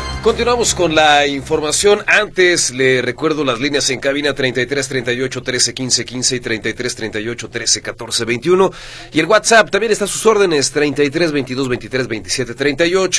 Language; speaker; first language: Spanish; native; Spanish